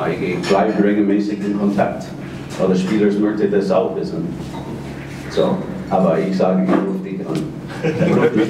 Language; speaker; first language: German; non-native, fluent; English